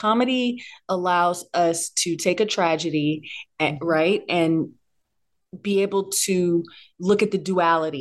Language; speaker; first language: English; native; English